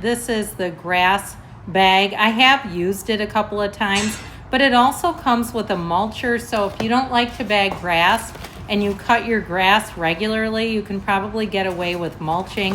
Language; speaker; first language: English; native; English